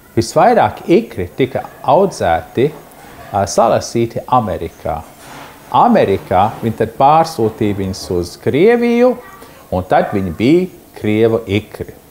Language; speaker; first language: Latvian; early bilingual, heritage; Latvian